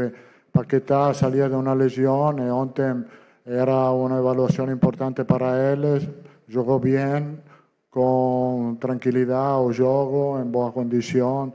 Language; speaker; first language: Spanish; non-native, fluent; Italian